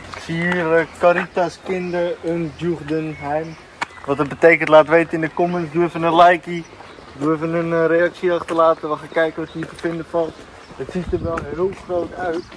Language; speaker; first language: Dutch; native; Dutch